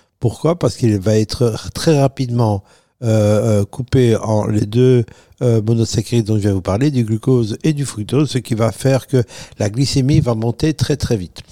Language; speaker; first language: French; non-native, fluent; Italian